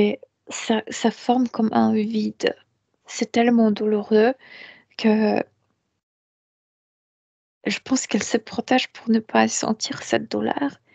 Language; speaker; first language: French; non-native, fluent; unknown